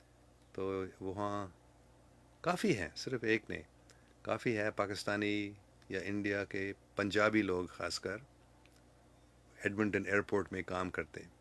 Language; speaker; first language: Hindi; non-native, fluent; English